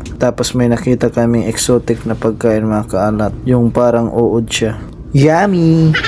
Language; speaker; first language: Filipino; native; Filipino